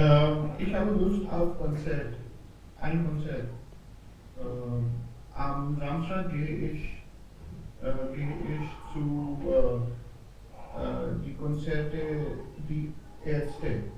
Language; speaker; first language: German; non-native, learner; Hindi